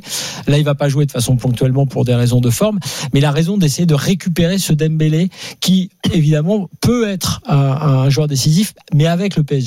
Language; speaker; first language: French; native; French